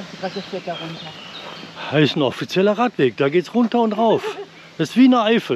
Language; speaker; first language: German; native; German